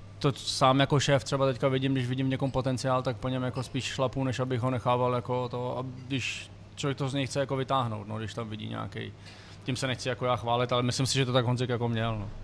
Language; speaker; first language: Czech; early bilingual, other home language; Ukrainian